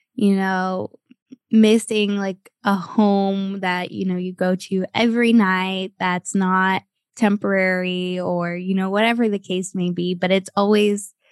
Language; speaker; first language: English; native; English